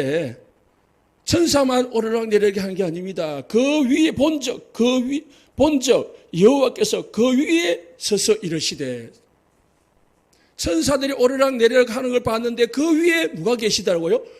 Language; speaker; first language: Korean; native; Korean